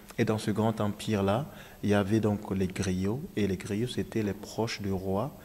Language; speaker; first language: French; non-native, local second language; Dyula